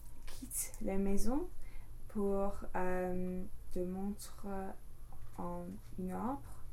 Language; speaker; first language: French; non-native, learner; English